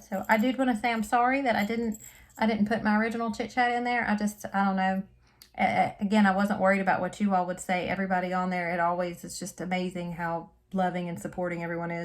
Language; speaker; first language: English; native; English